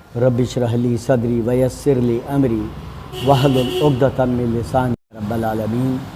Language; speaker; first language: Hindi; native; Hindi